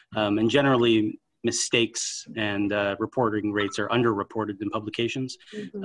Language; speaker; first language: English; native; English